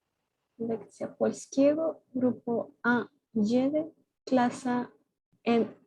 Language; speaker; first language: Polish; non-native, learner; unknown